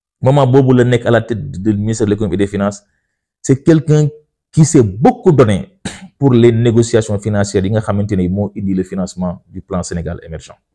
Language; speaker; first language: French; non-native, local second language; Wolof